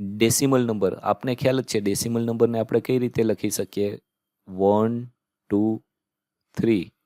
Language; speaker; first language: Gujarati; native; Gujarati